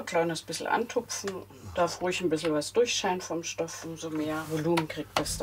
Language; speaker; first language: German; native; German